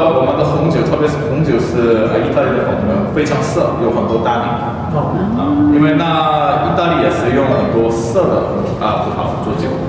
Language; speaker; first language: Chinese; non-native, fluent; Korean